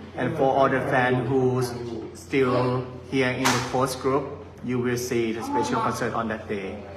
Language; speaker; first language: English; non-native, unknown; Thai